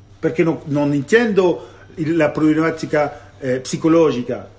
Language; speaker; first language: Spanish; non-native, learner; Italian